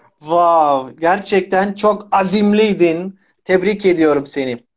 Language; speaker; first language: Turkish; native; Turkish